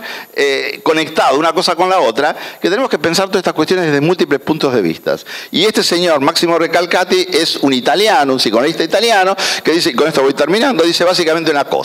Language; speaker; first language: Spanish; native; Spanish